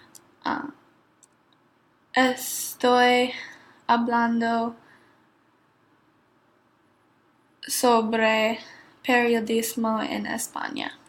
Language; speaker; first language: Spanish; non-native, learner; English